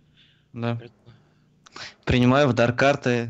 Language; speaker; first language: Russian; native; Russian